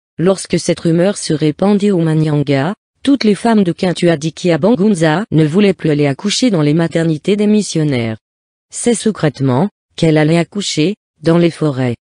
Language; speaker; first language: French; non-native, local second language; Lingala